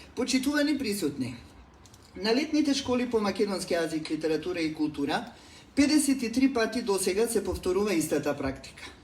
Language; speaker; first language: Macedonian; native; Macedonian